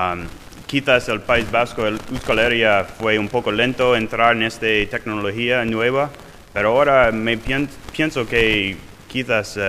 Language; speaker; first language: Spanish; non-native, fluent; English